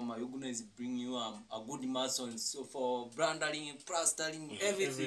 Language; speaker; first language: English; non-native, learner; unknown